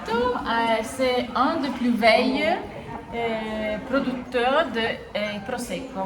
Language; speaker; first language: French; non-native, fluent; Italian